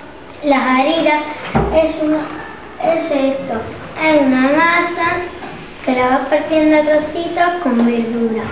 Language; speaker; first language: Spanish; early bilingual, other home language; Arabic